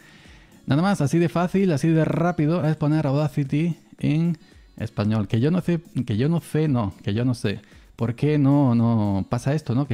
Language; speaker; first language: Spanish; native; Spanish